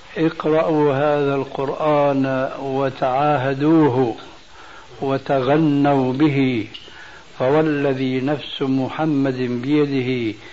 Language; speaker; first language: Arabic; early bilingual, other home language; Albanian